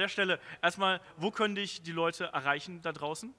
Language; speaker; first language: German; native; German